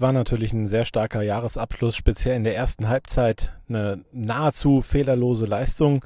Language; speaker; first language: German; native; German